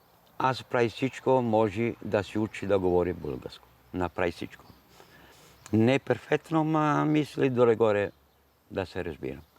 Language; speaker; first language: Bulgarian; non-native, learner; Italian